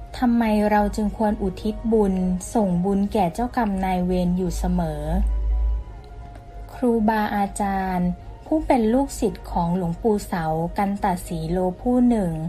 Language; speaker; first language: Thai; native; Thai